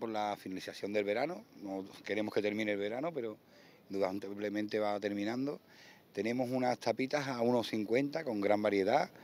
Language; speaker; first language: Spanish; native; Spanish